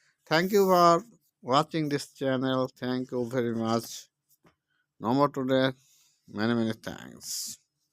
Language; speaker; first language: English; non-native, local second language; Bangla